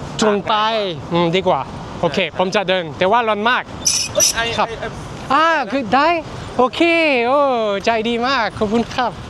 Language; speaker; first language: Thai; non-native, learner; French